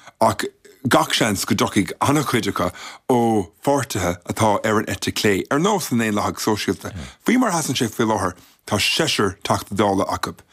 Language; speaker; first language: Irish; native; Irish